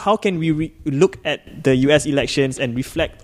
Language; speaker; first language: English; non-native, local second language; Malay